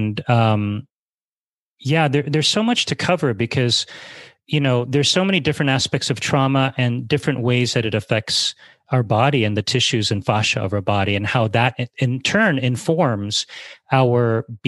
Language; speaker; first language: English; native; English